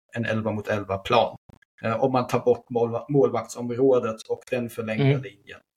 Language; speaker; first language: Swedish; non-native, fluent; German